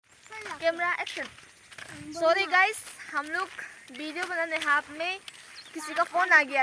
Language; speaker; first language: Hindi; non-native, local second language; Bodo